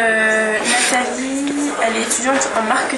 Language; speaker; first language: French; non-native, fluent; English